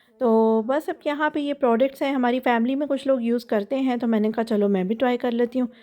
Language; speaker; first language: Urdu; native; Urdu